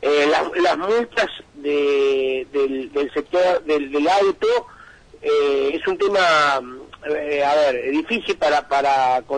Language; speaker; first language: Spanish; native; Spanish